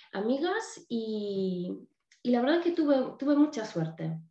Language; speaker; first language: Spanish; non-native, fluent; Polish